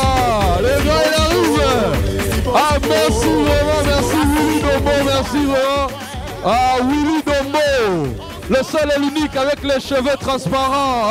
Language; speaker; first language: French; non-native, local second language; Kinyarwanda